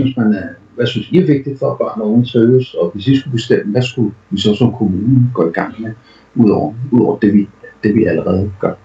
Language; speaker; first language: Danish; native; Danish